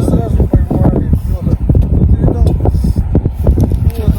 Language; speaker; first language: Russian; native; Russian